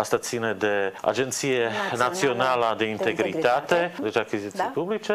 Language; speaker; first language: Romanian; non-native, fluent; Slovak